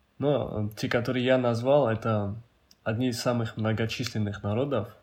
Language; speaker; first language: Russian; non-native, local second language; Avaric